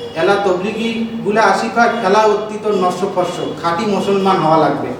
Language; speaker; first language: Bangla; non-native, local second language; Rangpuri